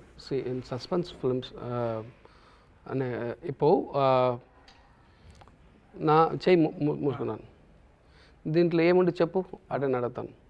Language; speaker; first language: Telugu; non-native, local second language; Tamil